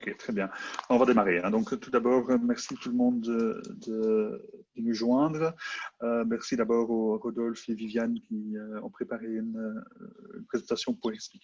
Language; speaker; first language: French; non-native, local second language; Dutch